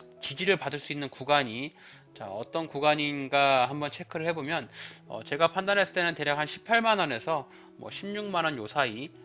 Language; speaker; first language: Korean; native; Korean